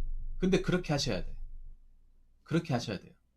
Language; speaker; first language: Korean; native; Korean